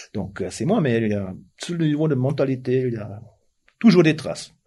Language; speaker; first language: French; non-native, fluent; German